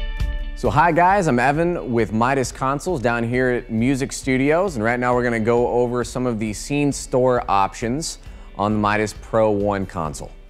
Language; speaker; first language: English; native; English